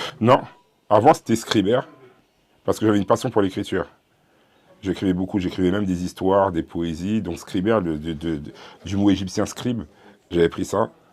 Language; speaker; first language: French; early bilingual, other home language; Haitian Creole